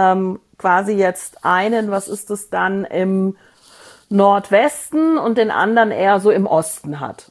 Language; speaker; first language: German; native; German